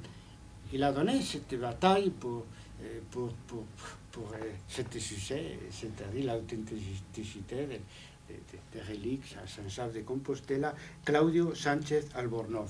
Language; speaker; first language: French; non-native, fluent; Spanish